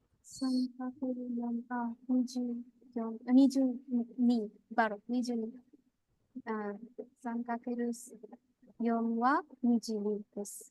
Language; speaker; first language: Japanese; non-native, learner; Bangla